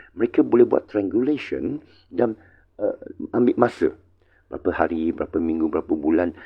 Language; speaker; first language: Malay; non-native, local second language; Chinese